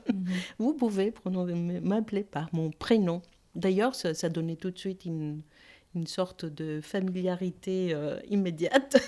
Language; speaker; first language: French; non-native, fluent; Greek